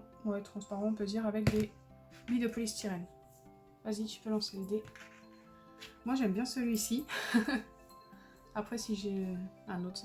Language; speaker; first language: French; native; French